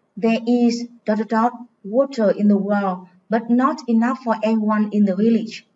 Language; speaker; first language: English; non-native, fluent; Vietnamese